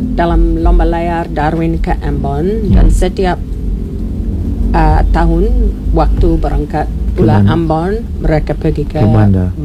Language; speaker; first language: Indonesian; non-native, learner; English